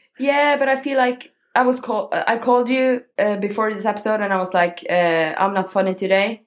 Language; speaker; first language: English; non-native, learner; Norwegian